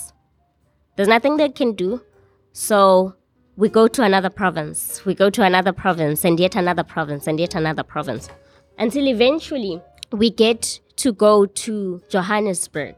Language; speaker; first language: English; non-native, local second language; Xhosa